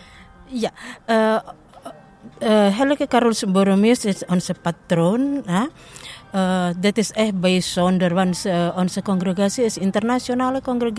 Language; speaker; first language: Dutch; non-native, learner; Indonesian